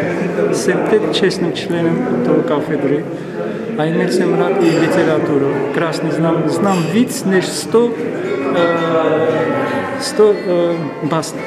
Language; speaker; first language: Czech; non-native, learner; Armenian